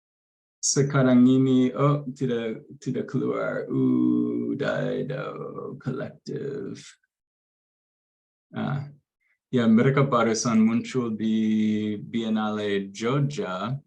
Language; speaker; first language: Indonesian; non-native, fluent; English